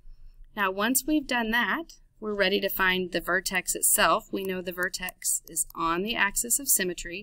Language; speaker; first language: English; native; English